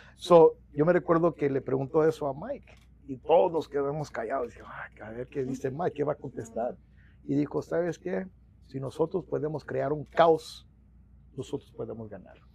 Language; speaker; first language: Spanish; early bilingual, heritage; Spanish